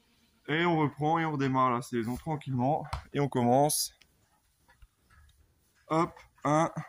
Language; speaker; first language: French; native; French